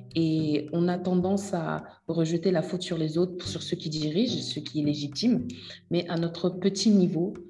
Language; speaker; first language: French; native; French